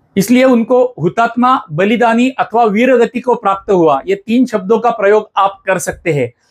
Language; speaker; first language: Hindi; non-native, local second language; Marathi